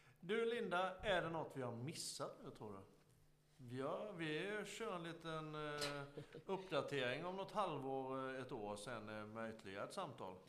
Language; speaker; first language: Swedish; native; Swedish